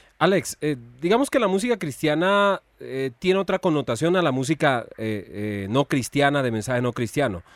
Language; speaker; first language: Spanish; native; Spanish